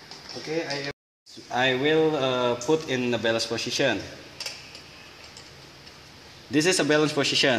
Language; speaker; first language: English; non-native, learner; Indonesian